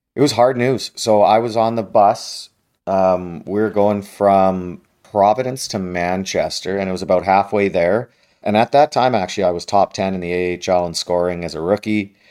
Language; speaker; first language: English; native; English